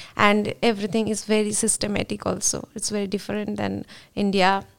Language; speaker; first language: English; non-native, local second language; Bangla